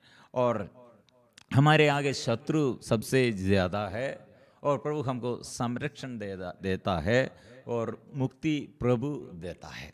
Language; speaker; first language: Hindi; non-native, local second language; Malayalam